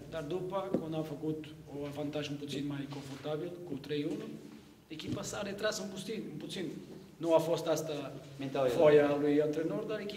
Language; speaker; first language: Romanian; non-native, learner; Portuguese